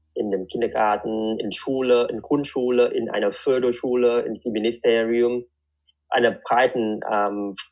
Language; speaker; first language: German; non-native, fluent; Vietnamese